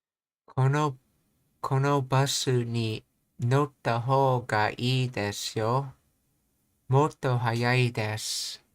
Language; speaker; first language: Japanese; non-native, learner; English